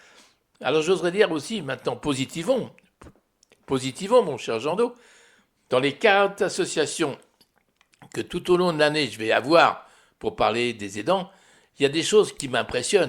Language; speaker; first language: French; native; French